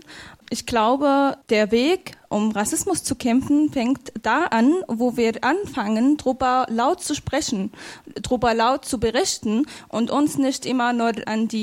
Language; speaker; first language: German; non-native, fluent; Arabic